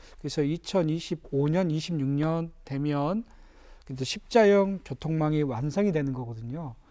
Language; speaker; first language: Korean; native; Korean